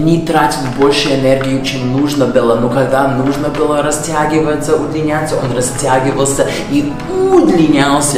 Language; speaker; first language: Russian; non-native, fluent; English